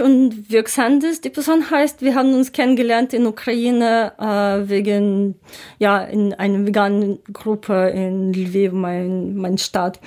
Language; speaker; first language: German; non-native, learner; Ukrainian